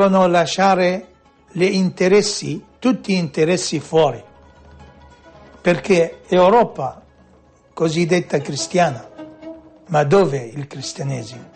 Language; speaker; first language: Italian; non-native, fluent; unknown